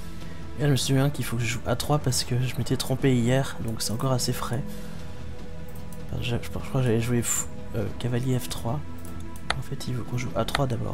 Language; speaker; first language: French; native; French